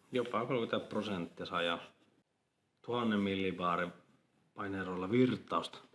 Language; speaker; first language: Finnish; native; Finnish